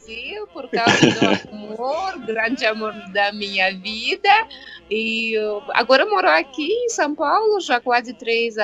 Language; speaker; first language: Portuguese; non-native, fluent; Russian